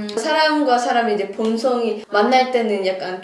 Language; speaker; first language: Korean; non-native, fluent; Russian